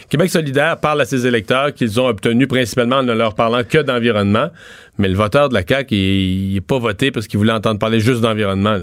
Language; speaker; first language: French; native; French